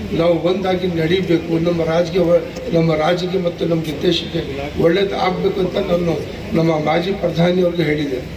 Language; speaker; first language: Kannada; non-native, local second language; Urdu